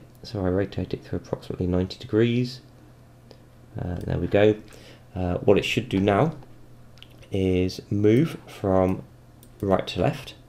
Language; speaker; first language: English; native; English